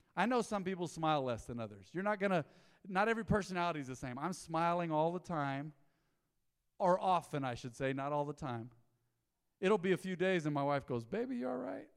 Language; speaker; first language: English; native; English